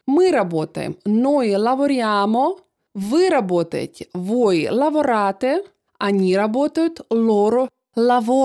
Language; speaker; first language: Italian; non-native, fluent; Russian